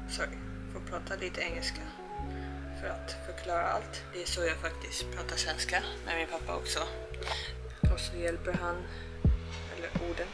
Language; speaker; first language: Swedish; early bilingual, heritage; Korean